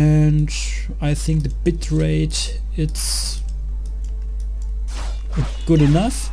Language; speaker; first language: English; non-native, learner; German